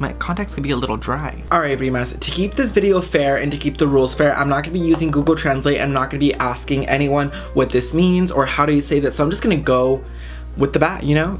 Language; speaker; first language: English; native; English